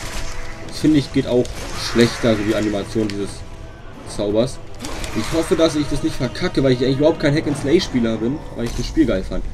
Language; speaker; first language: German; native; German